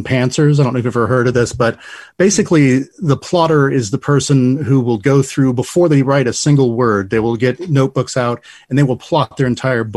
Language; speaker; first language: English; native; English